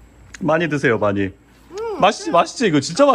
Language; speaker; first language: Korean; native; Korean